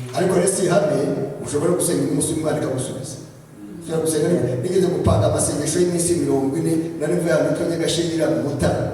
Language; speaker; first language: Kinyarwanda; early bilingual, heritage; Kinyarwanda